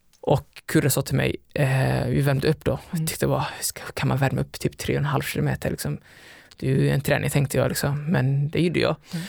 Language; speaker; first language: Swedish; early bilingual, other home language; Somali